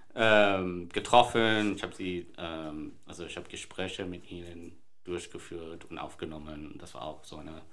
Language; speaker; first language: German; non-native, fluent; English